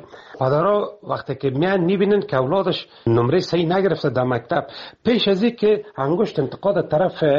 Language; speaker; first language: Persian; native; Persian